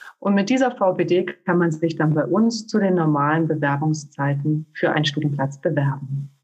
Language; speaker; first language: German; native; German